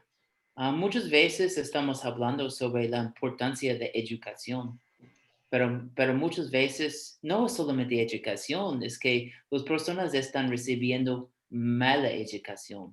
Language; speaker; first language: Spanish; non-native, fluent; English